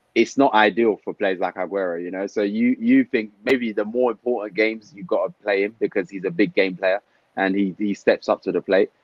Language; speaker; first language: English; native; English